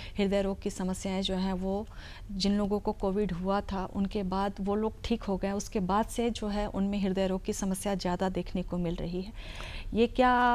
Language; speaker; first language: Hindi; native; Hindi